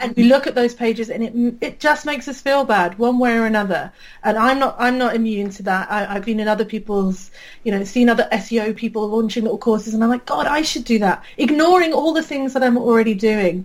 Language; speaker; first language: English; native; English